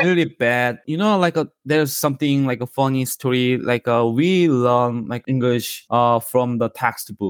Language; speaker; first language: English; non-native, learner; Korean